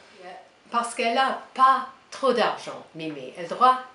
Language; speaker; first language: French; non-native, learner; English